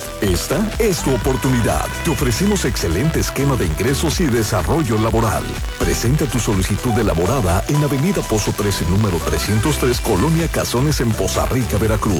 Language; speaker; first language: Spanish; native; Spanish